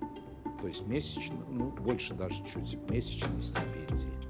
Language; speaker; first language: Russian; non-native, learner; Spanish